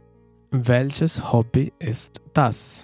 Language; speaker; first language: German; non-native, fluent; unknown